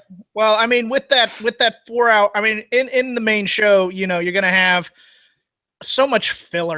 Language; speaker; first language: English; native; English